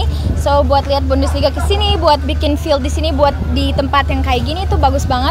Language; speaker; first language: Indonesian; early bilingual, heritage; Indonesian